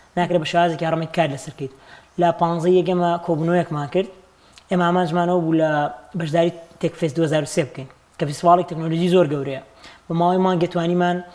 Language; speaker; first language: Central Kurdish; native; Central Kurdish